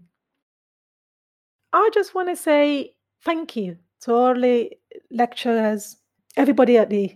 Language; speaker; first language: English; non-native, local second language; Krio